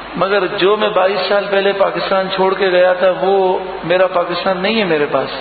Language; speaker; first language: Urdu; native; Urdu